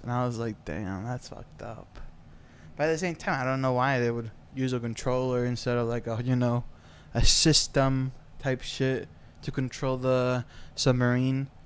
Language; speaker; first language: English; early bilingual, other home language; Spanish